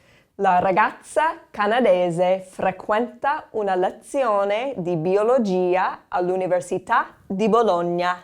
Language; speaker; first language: Italian; non-native, fluent; English